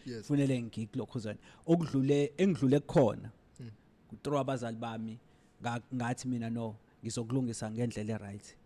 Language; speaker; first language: Zulu; native; Zulu